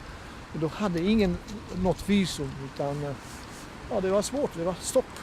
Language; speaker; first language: Swedish; non-native, fluent; Bosnian